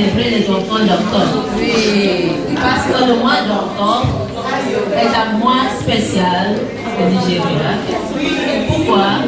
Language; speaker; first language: French; non-native, learner; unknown